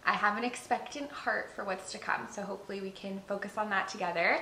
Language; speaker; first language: English; native; English